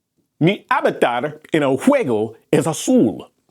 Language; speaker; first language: Spanish; non-native, learner; English